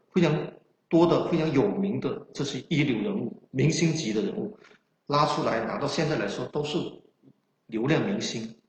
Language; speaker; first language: Chinese; non-native, local second language; Min Nan Chinese